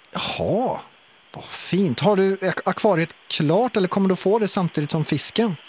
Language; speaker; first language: Swedish; native; Swedish